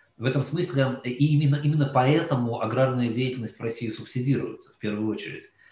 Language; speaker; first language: Russian; native; Russian